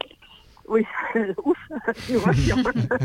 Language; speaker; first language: French; native; French